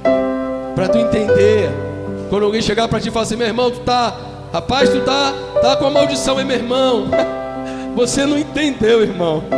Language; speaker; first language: Portuguese; native; Portuguese